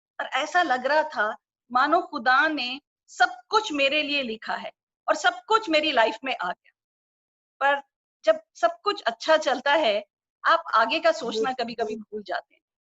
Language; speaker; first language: Hindi; non-native, local second language; Urdu